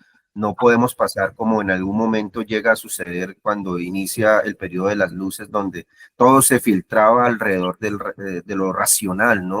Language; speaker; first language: Spanish; native; Spanish